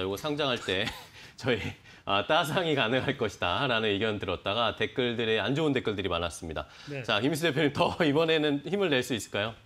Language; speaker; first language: Korean; native; Korean